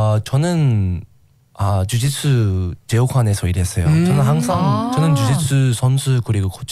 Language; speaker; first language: Korean; non-native, learner; English